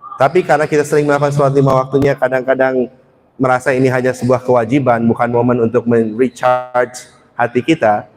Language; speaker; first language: Indonesian; early bilingual, heritage; Indonesian